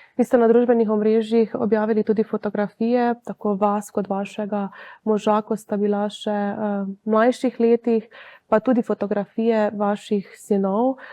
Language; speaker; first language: Slovenian; native; Slovenian